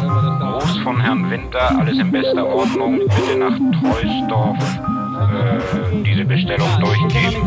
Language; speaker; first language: German; native; German